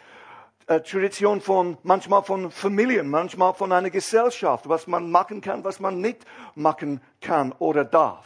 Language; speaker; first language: German; non-native, fluent; English